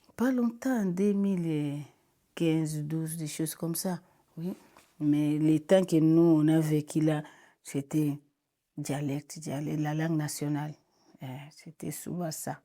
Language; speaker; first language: French; non-native, local second language; Lingala